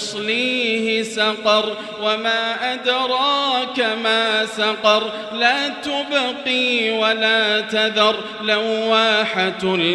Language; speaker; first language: Arabic; native; Arabic